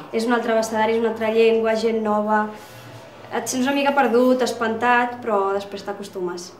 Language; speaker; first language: Catalan; early bilingual, other home language; Riffian